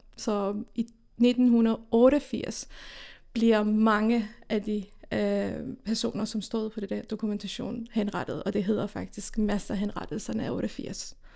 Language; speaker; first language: Danish; early bilingual, other home language; Persian